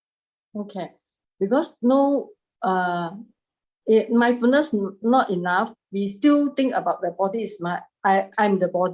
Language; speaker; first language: English; non-native, learner; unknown